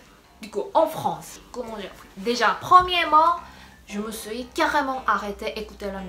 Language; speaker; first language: French; non-native, fluent; Korean